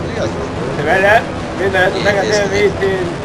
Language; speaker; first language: Swedish; non-native, learner; Faroese